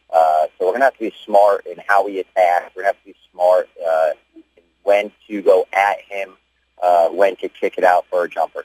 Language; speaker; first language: English; native; English